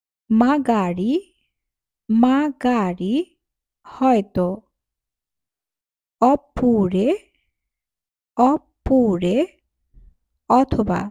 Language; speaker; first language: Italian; non-native, fluent; Bangla